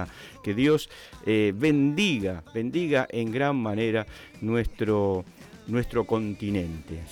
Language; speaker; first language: Spanish; native; Spanish